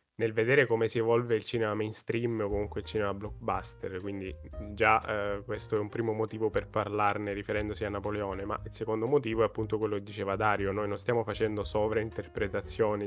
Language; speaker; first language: Italian; native; Italian